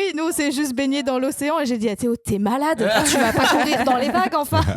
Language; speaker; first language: French; native; French